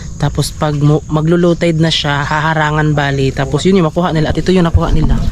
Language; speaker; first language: Filipino; non-native, local second language; Cebuano